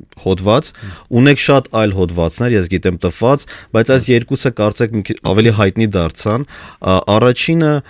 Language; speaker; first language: Armenian; native; Armenian